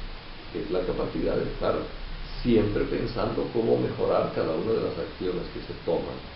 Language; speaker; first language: Spanish; native; Spanish